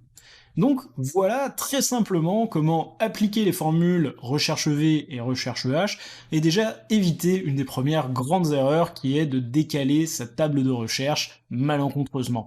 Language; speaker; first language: French; native; French